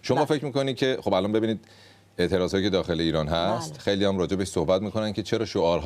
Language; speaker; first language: Persian; native; Persian